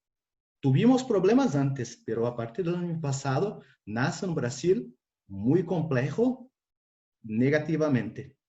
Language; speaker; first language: Spanish; non-native, fluent; Portuguese